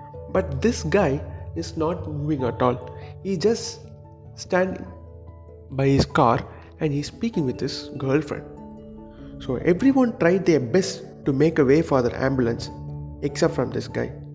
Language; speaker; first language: English; non-native, local second language; Tamil